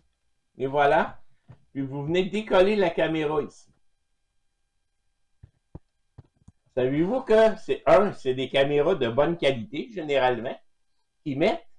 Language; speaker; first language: French; native; French